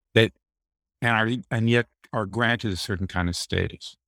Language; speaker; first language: English; native; English